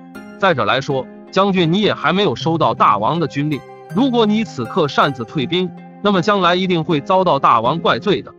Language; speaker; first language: Chinese; native; Chinese